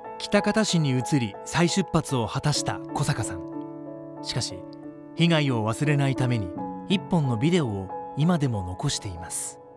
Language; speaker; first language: Japanese; native; Japanese